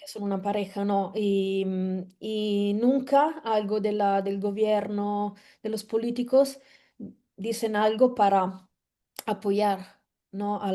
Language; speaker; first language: Spanish; non-native, fluent; Italian